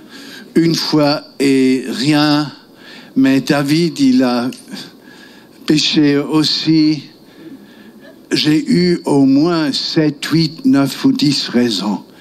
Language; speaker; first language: French; non-native, local second language; German